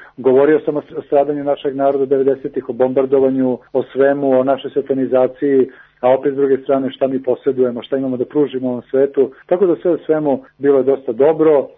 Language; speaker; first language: Serbian; native; Serbian